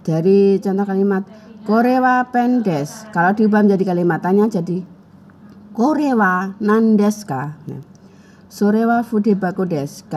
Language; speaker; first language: Indonesian; native; Indonesian